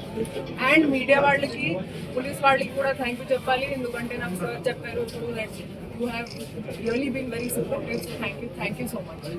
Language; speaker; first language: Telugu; non-native, fluent; Hindi